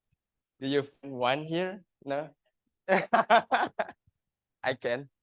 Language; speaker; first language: English; non-native, learner; Indonesian